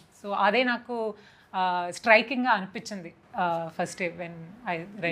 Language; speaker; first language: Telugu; non-native, fluent; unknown